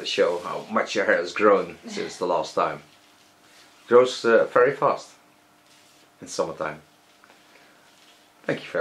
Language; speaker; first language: English; non-native, fluent; Dutch